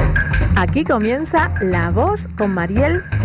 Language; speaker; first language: Spanish; native; Spanish